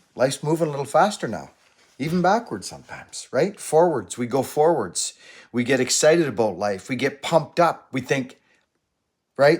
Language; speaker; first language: English; native; English